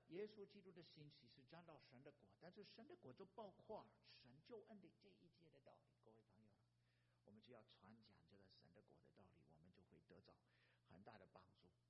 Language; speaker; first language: Chinese; non-native, fluent; English